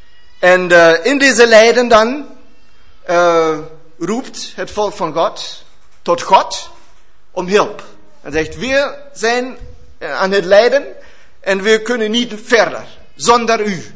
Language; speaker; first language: Dutch; non-native, learner; German